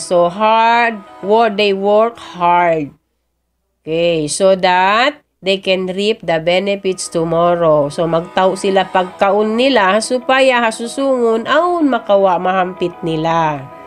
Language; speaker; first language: English; non-native, local second language; Tausug